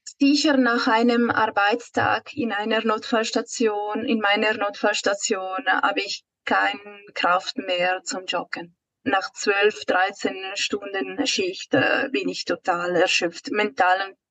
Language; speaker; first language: German; non-native, local second language; Italian